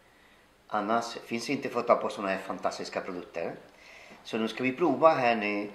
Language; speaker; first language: Swedish; non-native, fluent; Spanish